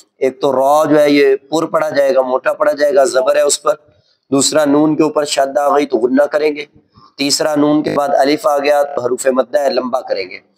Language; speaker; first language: Urdu; non-native, local second language; Punjabi